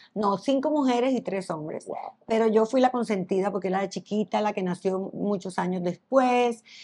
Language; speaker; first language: Spanish; native; Spanish